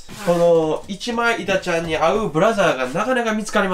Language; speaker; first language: Japanese; native; Japanese